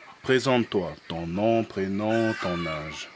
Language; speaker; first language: French; native; French